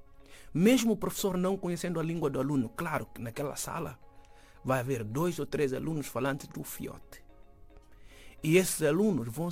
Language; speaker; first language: Portuguese; non-native, fluent; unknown